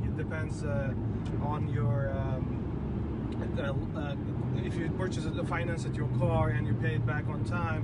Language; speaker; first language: English; non-native, fluent; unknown